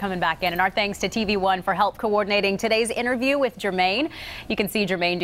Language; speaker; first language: English; native; English